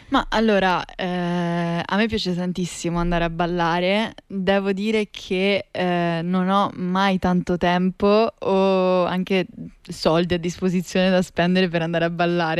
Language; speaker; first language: Italian; native; Italian